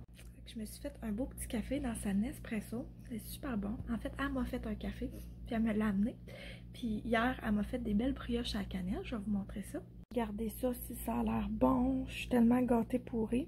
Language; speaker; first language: French; native; French